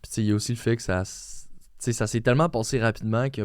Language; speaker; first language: French; native; French